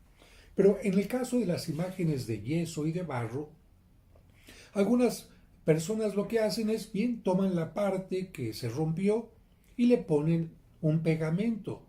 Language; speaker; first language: Spanish; native; Spanish